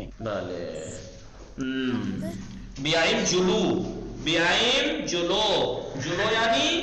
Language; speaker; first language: Persian; non-native, fluent; Urdu